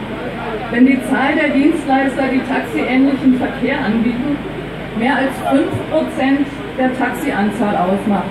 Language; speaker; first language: German; native; German